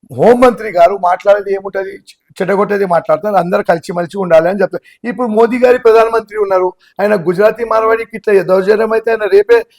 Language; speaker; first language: Telugu; non-native, local second language; Gujarati